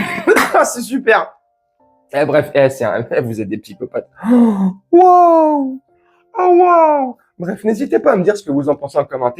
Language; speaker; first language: French; native; French